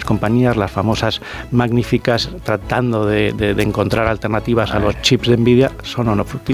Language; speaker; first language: Spanish; native; Spanish